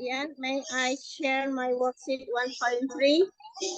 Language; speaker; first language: English; non-native, learner; Indonesian